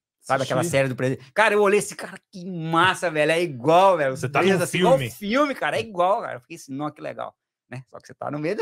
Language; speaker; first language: Portuguese; native; Portuguese